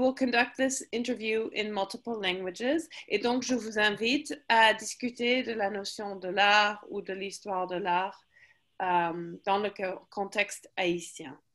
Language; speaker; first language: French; non-native, fluent; English